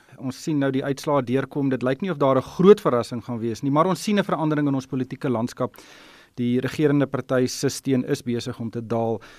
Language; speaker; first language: Afrikaans; native; Afrikaans